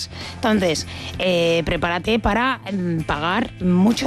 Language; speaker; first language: Spanish; native; Spanish